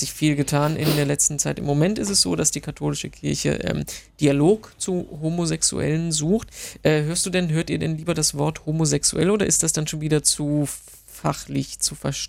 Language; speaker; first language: German; native; German